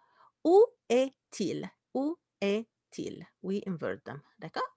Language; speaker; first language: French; non-native, fluent; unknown